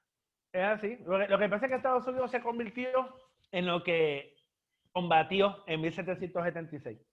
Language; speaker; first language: Spanish; native; Spanish